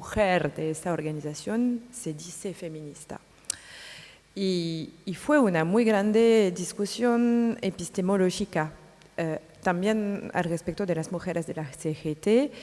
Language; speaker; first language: Spanish; non-native, learner; French